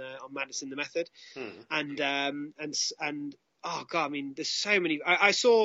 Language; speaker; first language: English; native; English